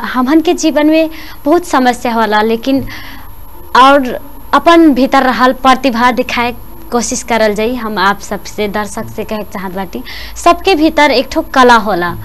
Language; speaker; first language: Bhojpuri; non-native, local second language; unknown